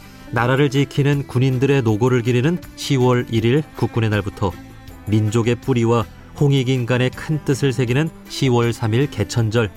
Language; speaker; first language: Korean; native; Korean